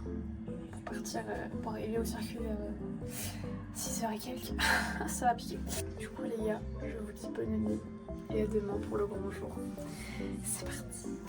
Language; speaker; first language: French; native; French